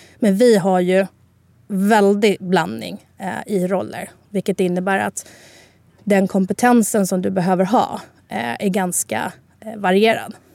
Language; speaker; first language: Swedish; early bilingual, other home language; Spanish